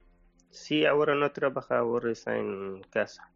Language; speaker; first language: Spanish; non-native, learner; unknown